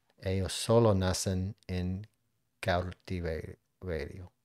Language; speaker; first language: Spanish; non-native, learner; English